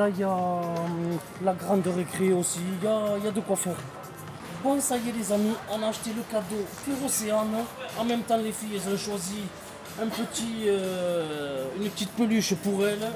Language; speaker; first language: French; native; French